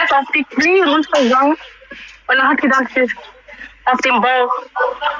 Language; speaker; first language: German; early bilingual, other home language; Amharic